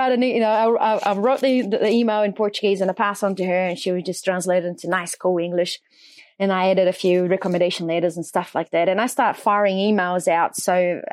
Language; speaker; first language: English; non-native, fluent; Portuguese